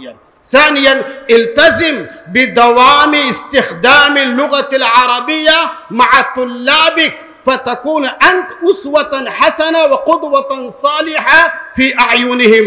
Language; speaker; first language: Arabic; non-native, fluent; Urdu